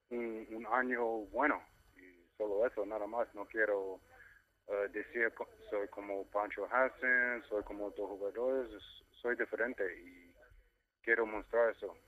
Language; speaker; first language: Spanish; non-native, learner; English